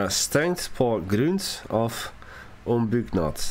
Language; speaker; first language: Swedish; non-native, learner; English